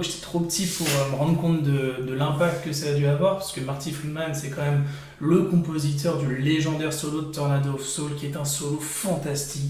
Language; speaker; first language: French; native; French